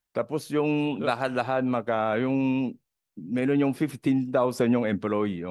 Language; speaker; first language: Filipino; non-native, learner; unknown